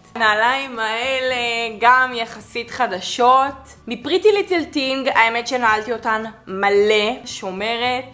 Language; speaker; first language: Hebrew; native; Hebrew